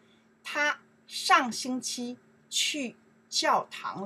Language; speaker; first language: Chinese; non-native, learner; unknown